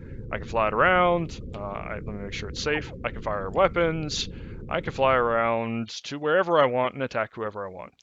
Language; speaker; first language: English; native; English